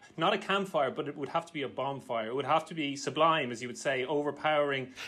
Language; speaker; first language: English; native; English